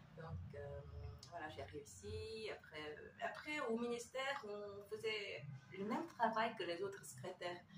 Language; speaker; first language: French; non-native, fluent; Korean